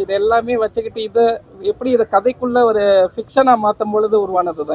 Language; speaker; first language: Tamil; native; Tamil